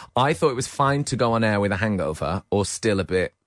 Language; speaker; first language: English; native; English